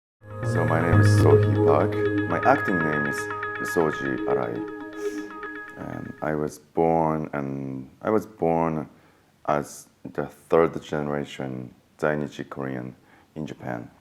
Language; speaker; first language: English; non-native, fluent; Japanese